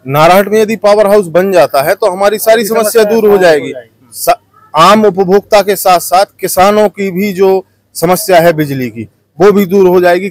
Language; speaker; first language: Hindi; native; Hindi